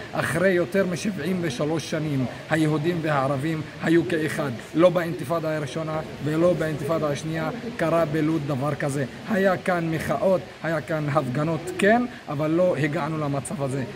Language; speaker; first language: Hebrew; non-native, local second language; Arabic